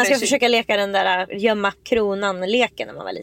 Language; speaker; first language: Swedish; native; Swedish